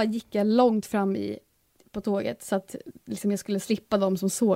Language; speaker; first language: Swedish; native; Swedish